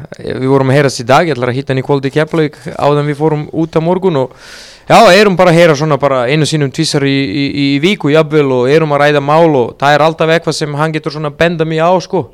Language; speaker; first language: Icelandic; non-native, fluent; Serbian